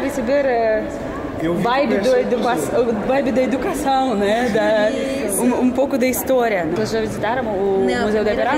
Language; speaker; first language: Portuguese; non-native, fluent; Russian